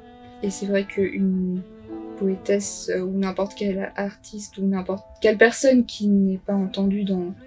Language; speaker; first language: French; non-native, fluent; Persian